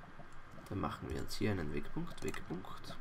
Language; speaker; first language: German; native; German